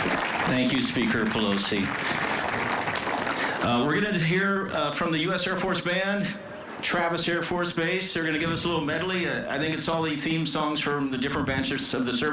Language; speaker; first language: English; native; English